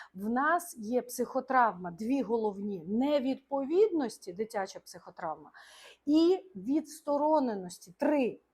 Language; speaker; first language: Ukrainian; non-native, local second language; Russian